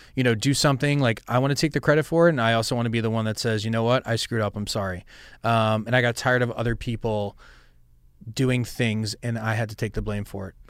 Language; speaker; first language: English; native; English